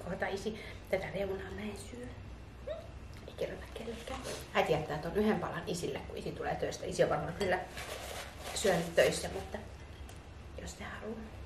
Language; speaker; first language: Finnish; native; Finnish